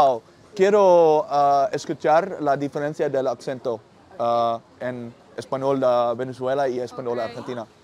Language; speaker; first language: Spanish; non-native, learner; Dutch